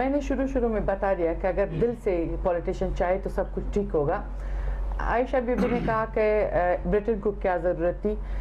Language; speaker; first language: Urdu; non-native, fluent; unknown